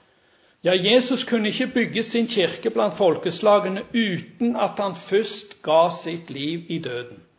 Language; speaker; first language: Norwegian; native; Norwegian